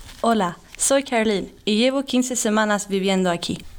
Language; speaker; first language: Spanish; non-native, learner; Swedish